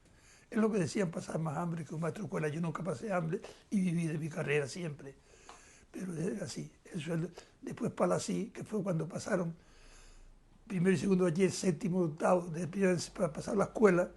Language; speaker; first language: Spanish; native; Spanish